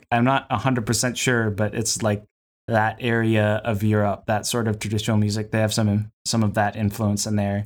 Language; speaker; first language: English; native; English